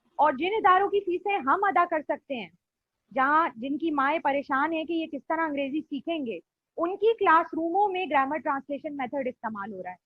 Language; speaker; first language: Urdu; native; Urdu